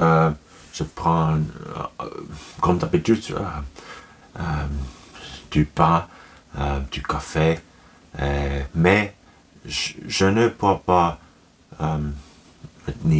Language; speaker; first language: French; non-native, learner; Finnish